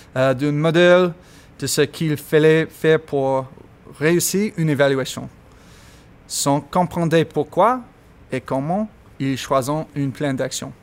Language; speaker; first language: French; non-native, learner; English